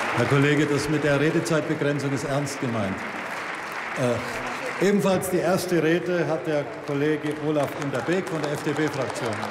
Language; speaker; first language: German; native; German